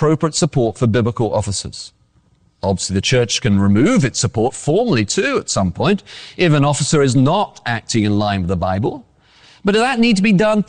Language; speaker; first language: English; native; English